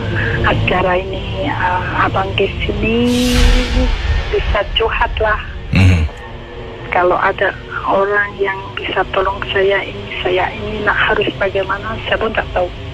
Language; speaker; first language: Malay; non-native, learner; Indonesian